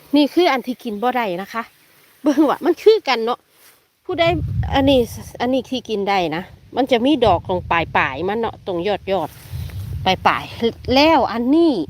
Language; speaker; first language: Thai; native; Thai